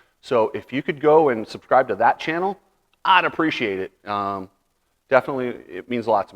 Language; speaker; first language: English; native; English